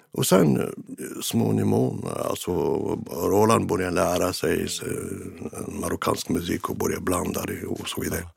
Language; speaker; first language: Swedish; non-native, fluent; Arabic